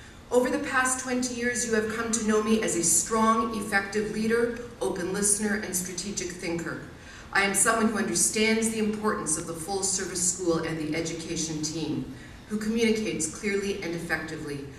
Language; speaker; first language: English; native; English